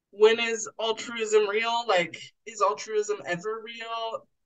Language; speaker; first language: English; native; English